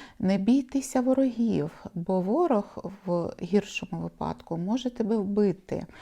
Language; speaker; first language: Ukrainian; non-native, local second language; Russian